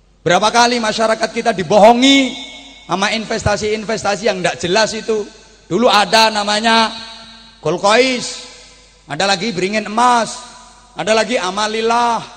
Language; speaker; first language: Indonesian; non-native, local second language; Javanese